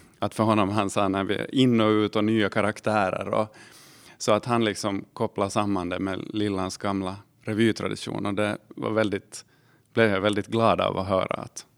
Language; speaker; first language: Swedish; native; Swedish